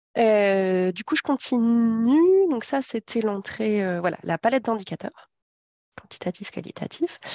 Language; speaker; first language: French; native; French